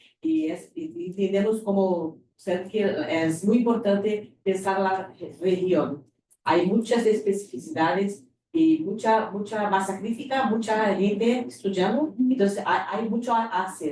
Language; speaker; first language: Spanish; non-native, fluent; Portuguese